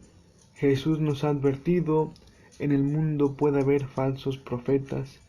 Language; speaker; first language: Spanish; native; Spanish